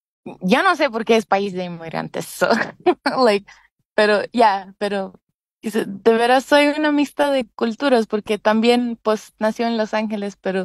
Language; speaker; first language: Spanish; early bilingual, heritage; Spanish